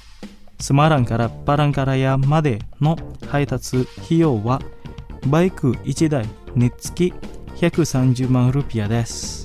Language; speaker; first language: Japanese; non-native, fluent; Indonesian